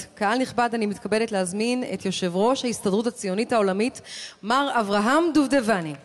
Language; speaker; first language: Hebrew; native; Hebrew